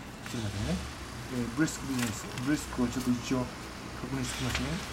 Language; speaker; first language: Japanese; native; Japanese